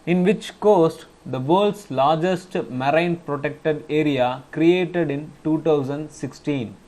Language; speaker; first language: English; non-native, local second language; Tamil